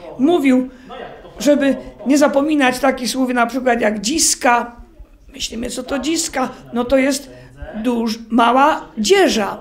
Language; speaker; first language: Polish; native; Polish